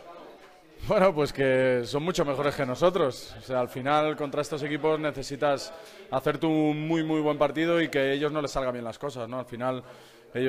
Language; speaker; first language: Spanish; native; Spanish